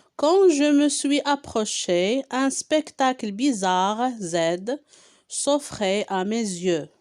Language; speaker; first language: French; non-native, local second language; Arabic